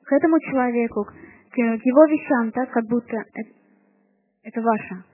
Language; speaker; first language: Russian; native; Russian